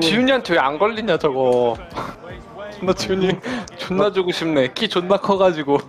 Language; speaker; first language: Korean; native; Korean